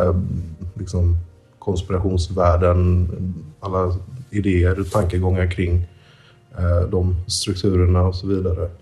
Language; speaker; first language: Swedish; native; Swedish